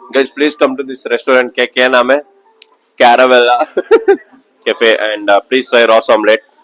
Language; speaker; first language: Hindi; non-native, local second language; Kannada